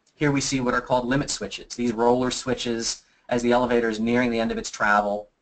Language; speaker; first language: English; native; English